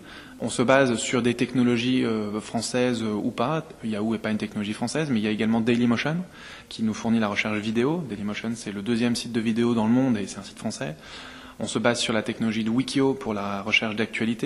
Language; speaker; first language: French; native; French